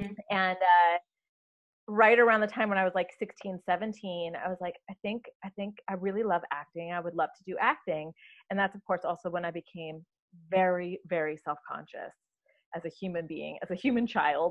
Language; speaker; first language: English; native; English